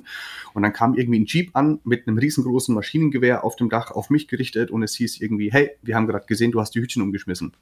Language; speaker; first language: German; native; German